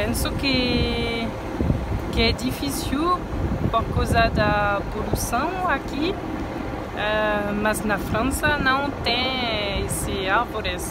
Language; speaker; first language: Portuguese; non-native, learner; French